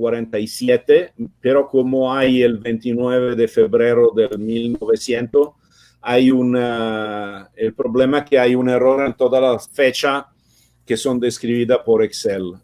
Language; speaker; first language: Spanish; non-native, fluent; Italian